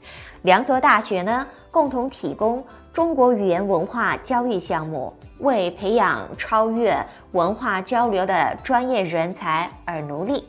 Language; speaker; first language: Chinese; non-native, fluent; Korean